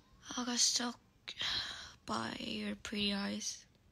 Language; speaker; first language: English; non-native, learner; Korean